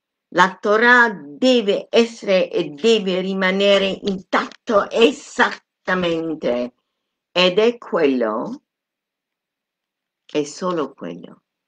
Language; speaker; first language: Italian; non-native, fluent; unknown